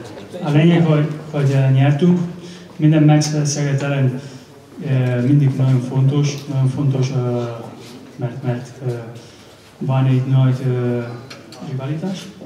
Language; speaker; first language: Hungarian; non-native, learner; Spanish